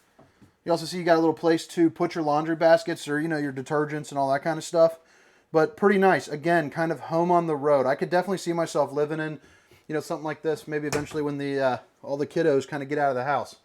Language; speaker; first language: English; native; English